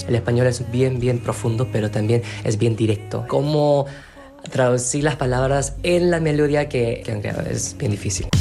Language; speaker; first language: Spanish; non-native, fluent; Korean